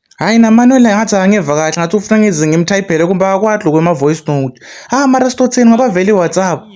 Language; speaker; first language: Zulu; non-native, local second language; Swati